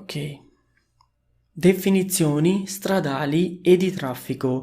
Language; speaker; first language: Italian; non-native, fluent; Urdu